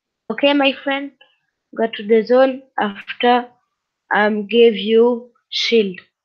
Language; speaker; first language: English; non-native, learner; French